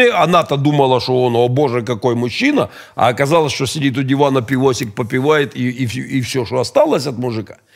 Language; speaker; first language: Russian; native; Russian